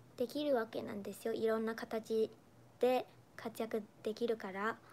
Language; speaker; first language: Japanese; non-native, fluent; Chinese